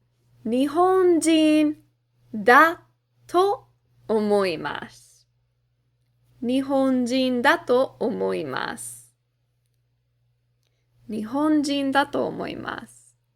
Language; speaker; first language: Japanese; non-native, fluent; English